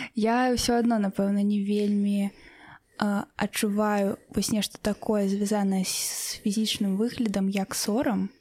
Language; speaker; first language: Belarusian; non-native, local second language; Russian